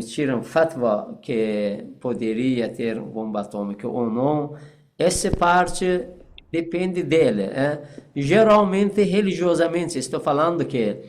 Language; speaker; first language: Portuguese; non-native, fluent; Persian